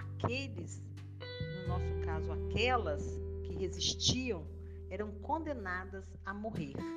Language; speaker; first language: Portuguese; native; Portuguese